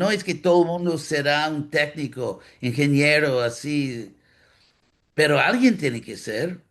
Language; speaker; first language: Spanish; non-native, fluent; English